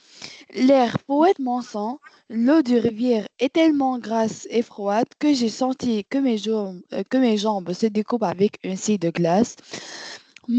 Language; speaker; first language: French; non-native, learner; Arabic